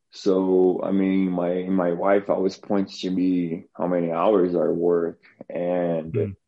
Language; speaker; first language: English; non-native, fluent; Portuguese